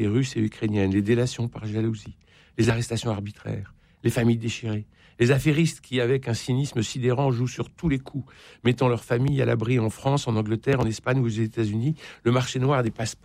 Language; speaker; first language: French; native; French